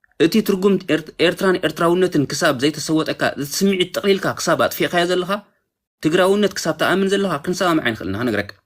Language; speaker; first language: Tigrinya; native; Tigrinya